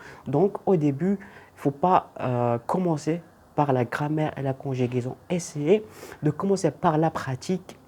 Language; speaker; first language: French; non-native, local second language; Arabic